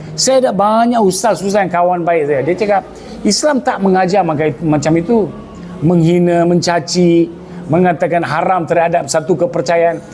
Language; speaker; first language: Malay; non-native, local second language; Tamil